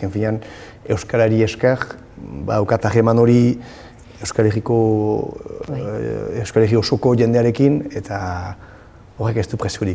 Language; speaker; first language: Basque; non-native, local second language; French